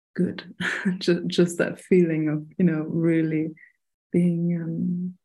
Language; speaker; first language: English; non-native, fluent; German